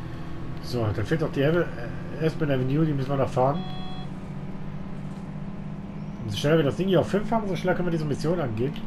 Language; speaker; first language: German; native; German